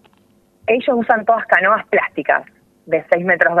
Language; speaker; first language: Spanish; native; Spanish